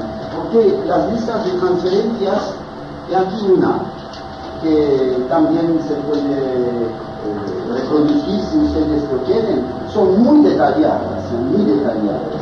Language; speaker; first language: Spanish; non-native, fluent; French